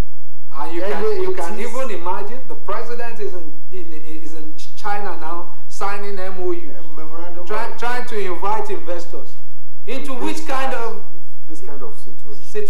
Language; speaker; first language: English; non-native, local second language; Yoruba